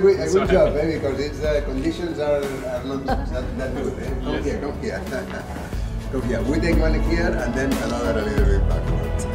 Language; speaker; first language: English; non-native, learner; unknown